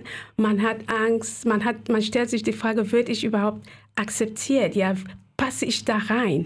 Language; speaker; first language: German; non-native, fluent; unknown